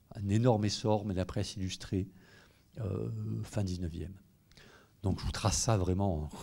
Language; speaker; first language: French; native; French